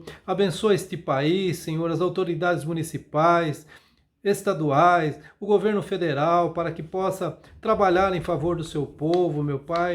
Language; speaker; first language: Portuguese; native; Portuguese